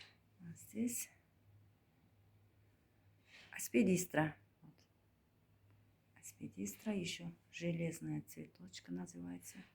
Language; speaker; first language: Russian; non-native, learner; Turkmen